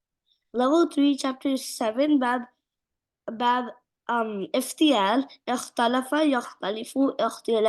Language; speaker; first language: Arabic; non-native, learner; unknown